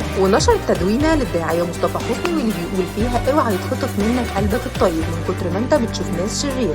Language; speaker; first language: Arabic; native; Arabic